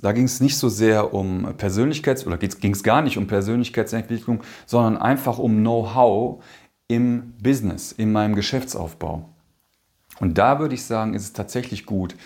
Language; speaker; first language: German; native; German